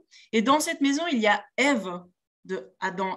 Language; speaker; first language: French; native; French